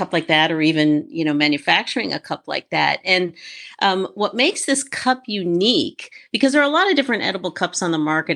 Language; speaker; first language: English; native; English